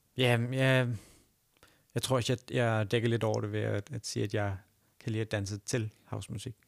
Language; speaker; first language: Danish; native; Danish